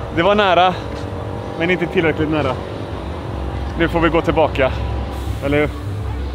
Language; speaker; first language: Swedish; native; Swedish